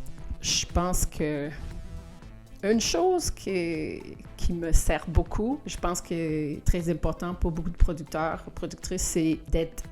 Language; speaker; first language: French; non-native, fluent; Danish